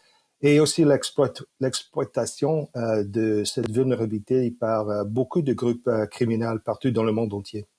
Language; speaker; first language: French; non-native, fluent; English